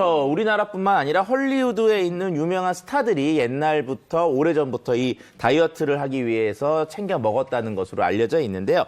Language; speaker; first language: Korean; native; Korean